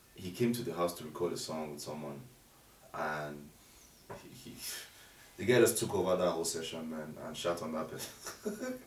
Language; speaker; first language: English; non-native, local second language; Yoruba